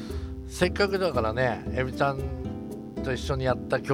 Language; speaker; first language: Japanese; native; Japanese